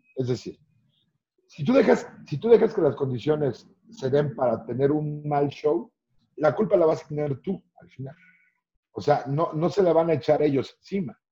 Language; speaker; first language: Spanish; native; Spanish